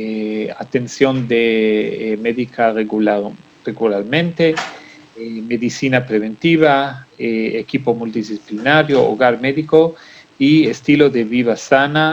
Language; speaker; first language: Spanish; non-native, fluent; Hebrew